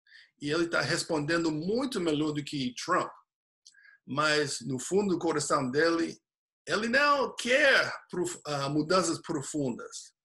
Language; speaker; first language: Portuguese; non-native, fluent; English